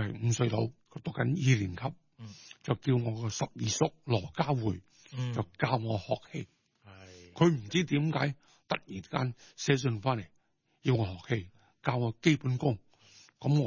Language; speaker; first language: Cantonese; native; Cantonese